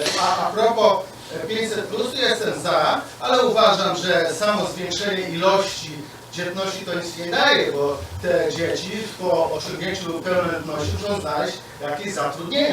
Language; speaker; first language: Polish; native; Polish